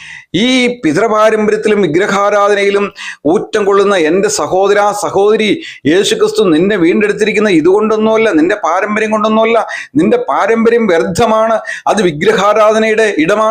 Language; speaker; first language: Malayalam; native; Malayalam